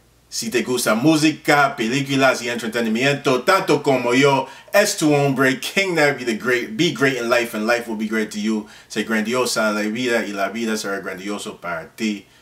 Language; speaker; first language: Spanish; non-native, learner; English